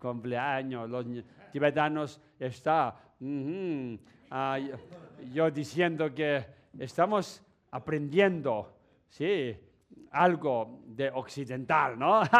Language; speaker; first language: Spanish; non-native, learner; Tibetan